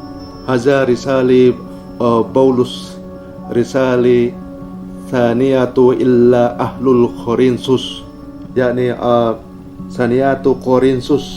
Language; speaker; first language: Arabic; non-native, learner; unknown